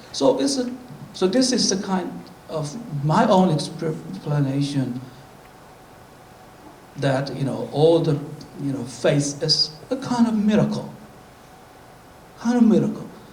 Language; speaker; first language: English; non-native, fluent; Korean